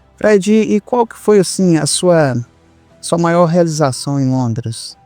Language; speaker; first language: Portuguese; native; Portuguese